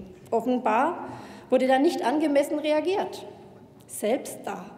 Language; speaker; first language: German; native; German